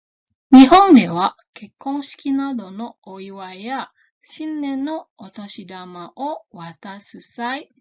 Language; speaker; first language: Japanese; non-native, fluent; Indonesian